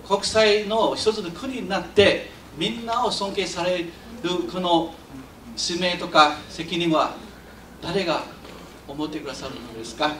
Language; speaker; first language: Japanese; non-native, fluent; Chinese